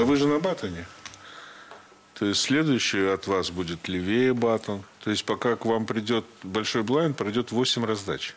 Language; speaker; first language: Russian; native; Russian